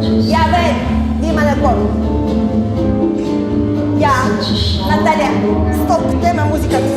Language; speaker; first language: Estonian; non-native, learner; Russian